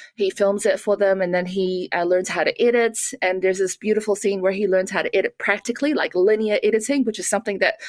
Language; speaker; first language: English; native; English